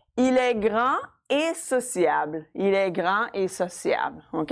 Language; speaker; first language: French; non-native, fluent; English